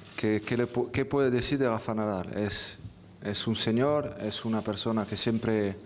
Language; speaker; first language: Spanish; non-native, fluent; French